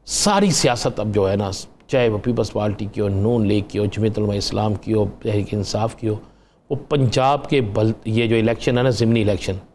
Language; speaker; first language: Urdu; non-native, local second language; Punjabi